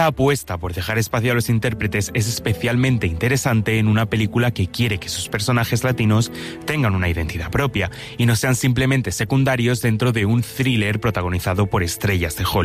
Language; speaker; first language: Spanish; native; Spanish